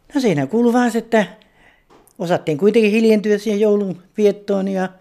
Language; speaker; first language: Finnish; native; Finnish